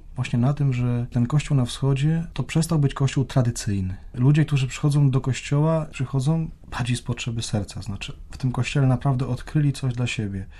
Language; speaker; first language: Polish; native; Polish